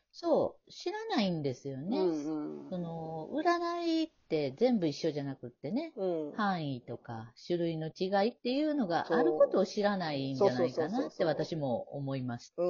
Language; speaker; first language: Japanese; native; Japanese